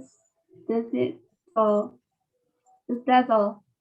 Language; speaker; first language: English; non-native, learner; Indonesian